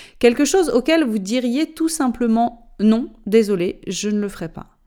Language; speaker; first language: French; native; French